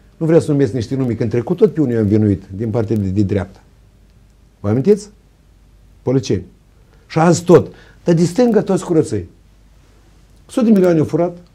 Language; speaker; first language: Romanian; native; Romanian